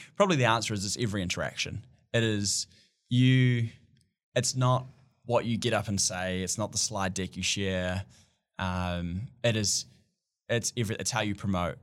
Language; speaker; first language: English; native; English